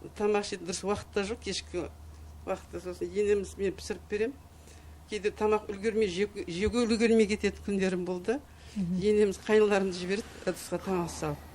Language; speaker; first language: Kazakh; non-native, local second language; Uyghur